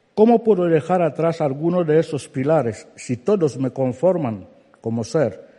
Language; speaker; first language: Spanish; non-native, local second language; Fang